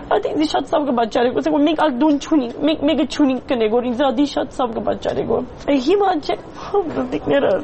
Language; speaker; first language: Armenian; early bilingual, heritage; Armenian